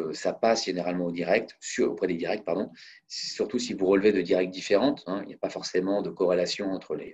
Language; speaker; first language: French; native; French